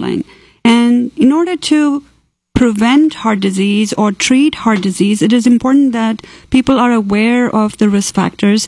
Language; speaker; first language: English; non-native, local second language; Malayalam